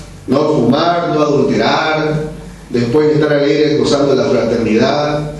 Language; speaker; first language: Spanish; non-native, fluent; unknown